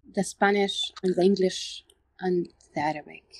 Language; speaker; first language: English; non-native, learner; Arabic